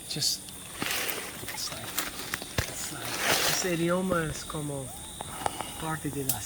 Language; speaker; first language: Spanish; non-native, learner; English